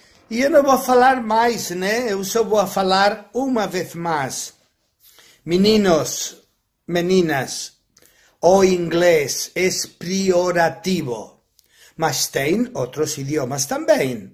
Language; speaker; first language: Portuguese; non-native, fluent; Spanish